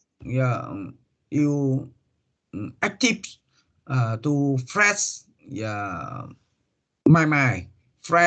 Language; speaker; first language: English; non-native, learner; Vietnamese